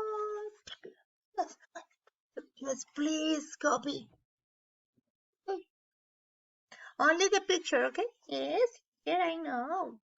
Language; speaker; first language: English; non-native, learner; Spanish